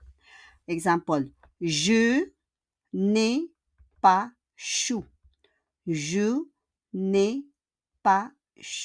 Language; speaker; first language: French; non-native, fluent; Filipino